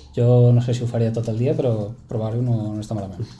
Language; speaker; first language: Catalan; non-native, local second language; Spanish